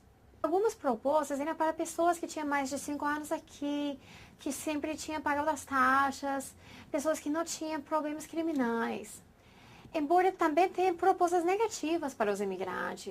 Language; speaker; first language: Portuguese; non-native, fluent; English